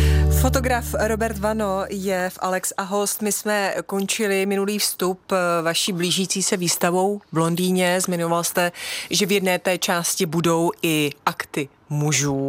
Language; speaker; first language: Czech; native; Czech